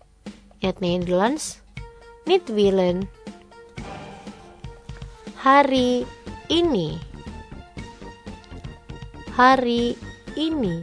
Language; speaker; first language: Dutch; non-native, fluent; Indonesian